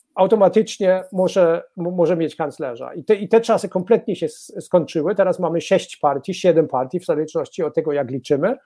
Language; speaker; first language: Polish; non-native, fluent; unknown